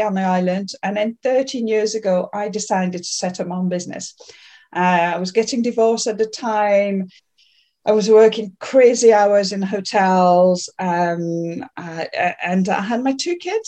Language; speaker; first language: English; non-native, fluent; French